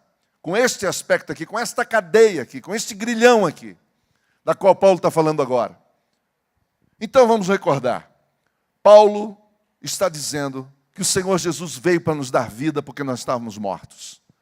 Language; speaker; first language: Portuguese; native; Portuguese